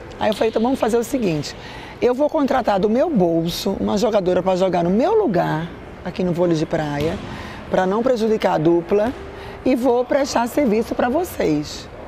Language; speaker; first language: Portuguese; native; Portuguese